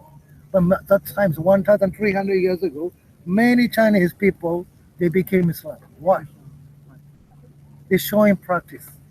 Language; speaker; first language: English; non-native, learner; Japanese